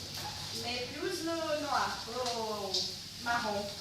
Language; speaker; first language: French; non-native, learner; Portuguese